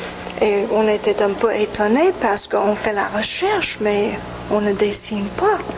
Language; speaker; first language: French; non-native, fluent; English